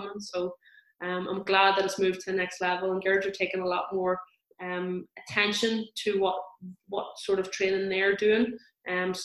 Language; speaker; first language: English; native; English